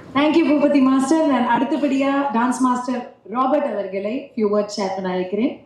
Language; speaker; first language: Tamil; native; Tamil